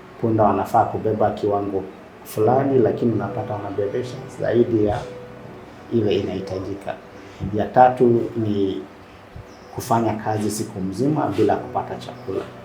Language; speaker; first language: Swahili; non-native, local second language; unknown